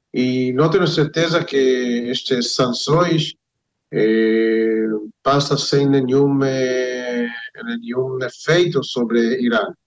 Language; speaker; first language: Portuguese; non-native, fluent; Hebrew